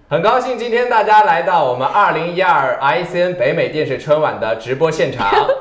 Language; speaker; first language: Chinese; native; Chinese